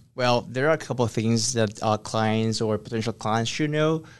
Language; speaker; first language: English; non-native, fluent; Spanish